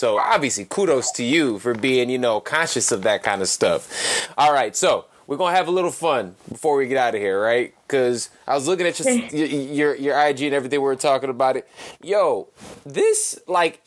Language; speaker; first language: English; early bilingual, other home language; Spanish